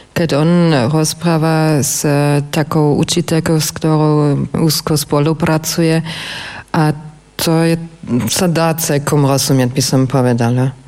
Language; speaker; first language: Slovak; non-native, fluent; German